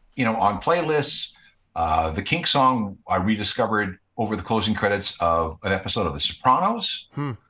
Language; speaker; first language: English; native; English